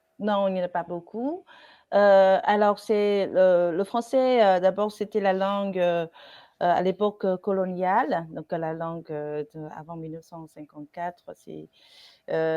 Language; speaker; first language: French; non-native, fluent; Vietnamese